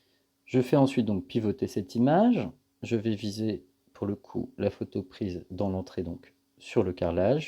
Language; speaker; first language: French; native; French